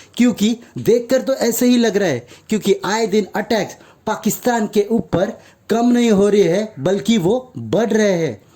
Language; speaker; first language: Hindi; native; Hindi